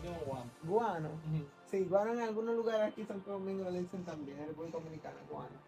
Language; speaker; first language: Spanish; native; Spanish